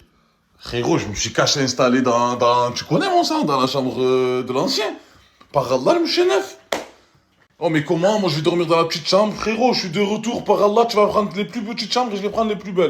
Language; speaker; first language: French; native; French